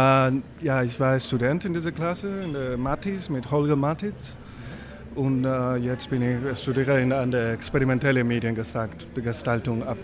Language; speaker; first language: German; non-native, fluent; Spanish